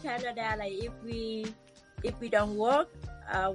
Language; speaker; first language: English; non-native, learner; Vietnamese